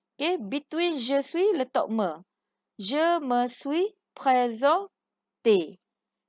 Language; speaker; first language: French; non-native, fluent; Malay